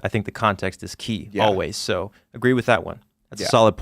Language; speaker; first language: English; native; English